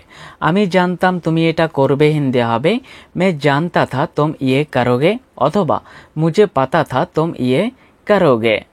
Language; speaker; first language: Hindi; non-native, fluent; Bangla